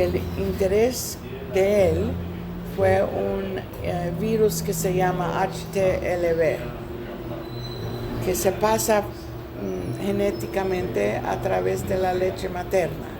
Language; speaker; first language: Spanish; non-native, learner; English